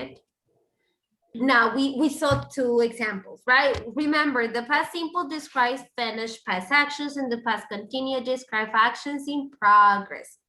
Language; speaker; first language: English; non-native, fluent; Spanish